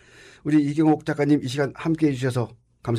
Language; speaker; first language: Korean; native; Korean